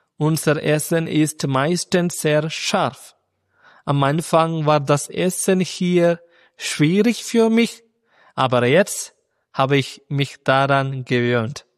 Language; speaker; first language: German; non-native, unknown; Malayalam